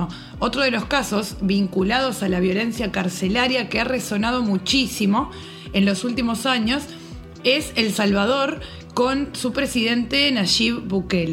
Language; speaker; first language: Spanish; native; Spanish